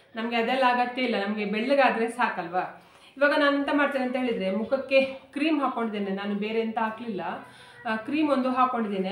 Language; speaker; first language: Kannada; non-native, local second language; Konkani